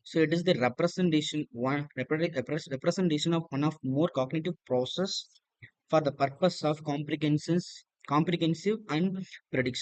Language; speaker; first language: English; non-native, local second language; Tamil